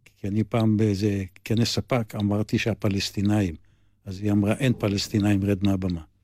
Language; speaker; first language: Hebrew; native; Hebrew